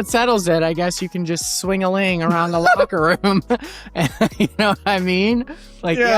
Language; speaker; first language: English; native; English